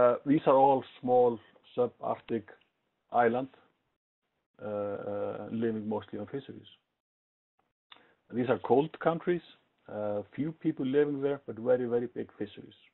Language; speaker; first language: English; non-native, fluent; Icelandic